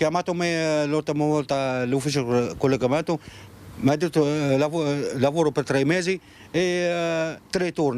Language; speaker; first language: Italian; non-native, learner; Arabic